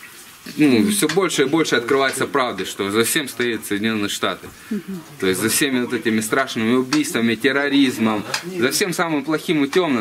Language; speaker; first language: Russian; native; Russian